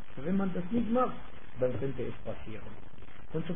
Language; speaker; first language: German; non-native, fluent; Arabic